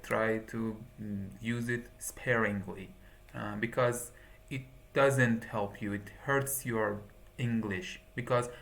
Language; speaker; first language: English; non-native, fluent; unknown